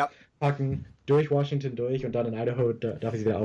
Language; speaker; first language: German; non-native, fluent; English